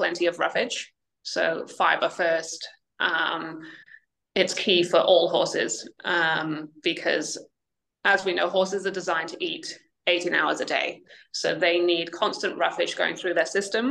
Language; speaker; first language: English; native; English